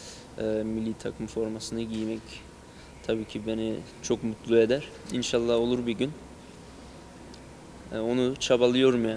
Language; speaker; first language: Turkish; early bilingual, heritage; Turkish